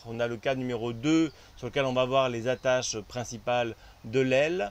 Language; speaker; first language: French; native; French